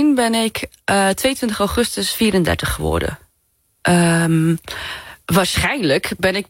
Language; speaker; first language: Dutch; non-native, local second language; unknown